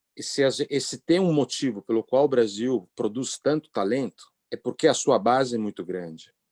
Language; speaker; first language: Portuguese; non-native, fluent; Italian